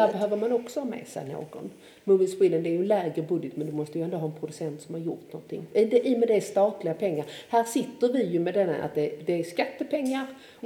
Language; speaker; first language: Swedish; native; Swedish